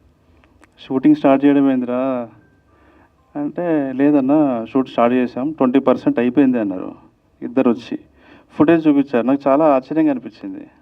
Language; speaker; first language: Telugu; native; Telugu